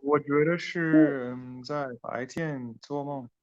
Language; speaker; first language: Chinese; non-native, learner; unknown